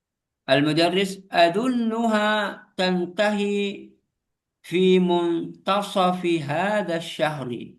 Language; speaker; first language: Arabic; non-native, learner; Indonesian